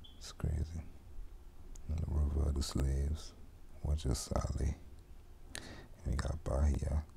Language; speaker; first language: English; native; English